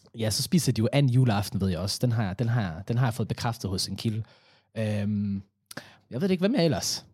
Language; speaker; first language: Danish; early bilingual, other home language; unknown